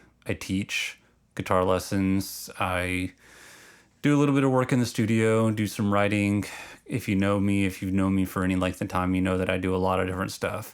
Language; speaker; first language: English; native; English